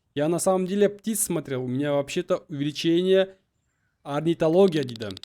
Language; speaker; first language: Russian; non-native, local second language; Kazakh